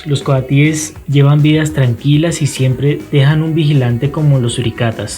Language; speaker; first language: Spanish; native; Spanish